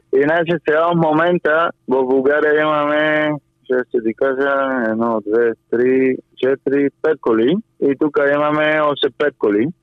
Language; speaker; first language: Bulgarian; non-native, fluent; Spanish